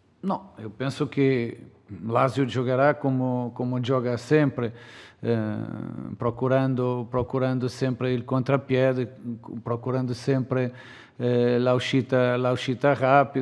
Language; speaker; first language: Italian; non-native, fluent; Portuguese